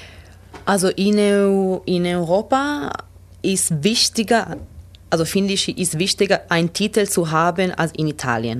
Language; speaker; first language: German; non-native, learner; Italian